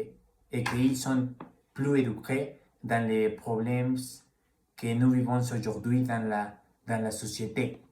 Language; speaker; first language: French; non-native, learner; Spanish